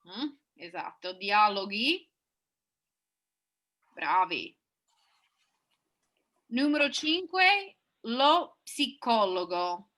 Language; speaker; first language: Italian; non-native, fluent; English